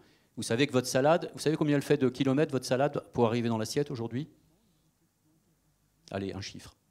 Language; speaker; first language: French; native; French